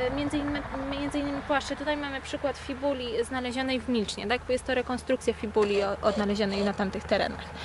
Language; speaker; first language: Polish; native; Polish